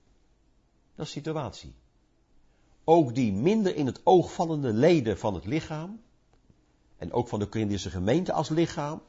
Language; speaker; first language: Dutch; native; Dutch